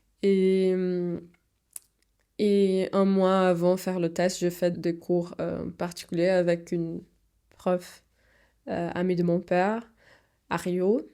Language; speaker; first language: French; non-native, fluent; Portuguese